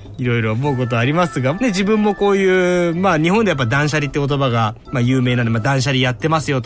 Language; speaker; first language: Japanese; native; Japanese